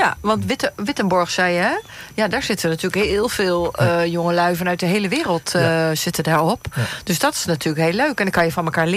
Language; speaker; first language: Dutch; native; Dutch